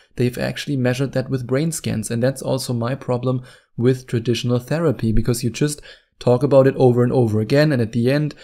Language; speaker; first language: English; non-native, fluent; German